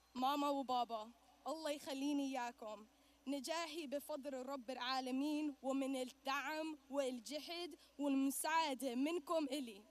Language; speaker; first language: Arabic; early bilingual, heritage; Arabic